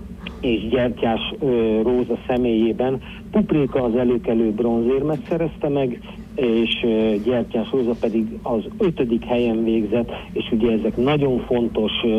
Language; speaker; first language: Hungarian; native; Hungarian